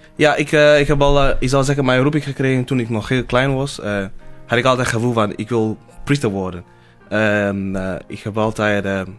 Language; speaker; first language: Dutch; non-native, fluent; Ewe